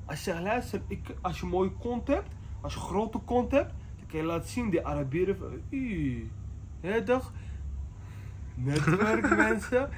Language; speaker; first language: Dutch; early bilingual, other home language; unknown